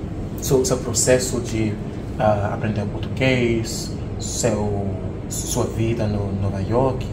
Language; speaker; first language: Portuguese; non-native, learner; English